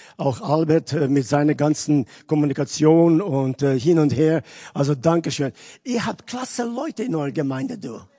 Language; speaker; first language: German; non-native, fluent; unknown